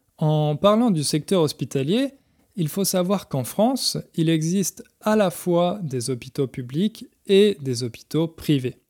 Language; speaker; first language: French; native; French